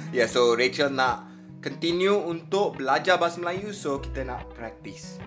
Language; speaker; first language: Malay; non-native, local second language; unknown